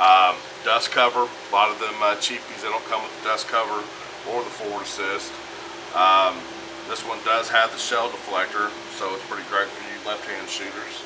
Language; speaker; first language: English; native; English